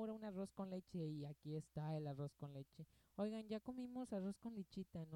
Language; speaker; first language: Spanish; native; Spanish